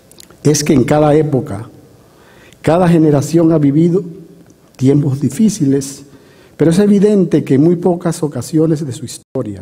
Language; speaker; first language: Spanish; native; Spanish